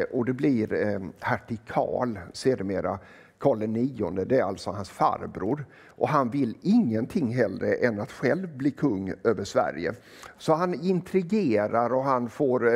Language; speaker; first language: Swedish; native; Swedish